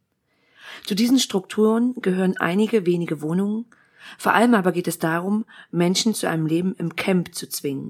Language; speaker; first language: German; native; German